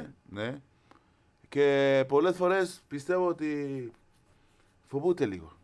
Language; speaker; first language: Greek; non-native, fluent; Spanish